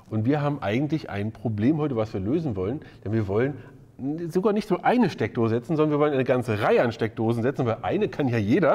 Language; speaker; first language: German; native; German